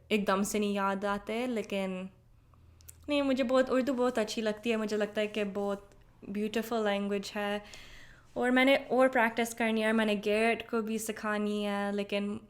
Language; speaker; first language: Urdu; native; Urdu